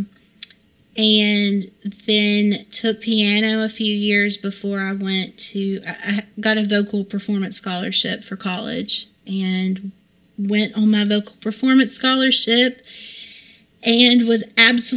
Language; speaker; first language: English; native; English